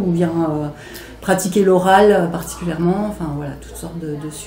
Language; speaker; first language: French; native; French